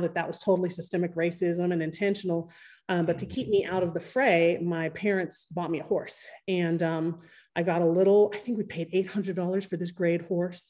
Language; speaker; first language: English; native; English